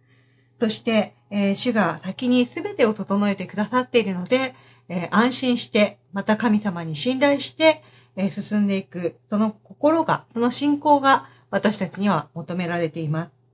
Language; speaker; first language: Japanese; native; Japanese